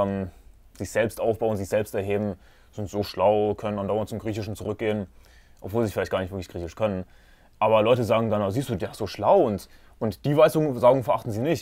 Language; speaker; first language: German; native; German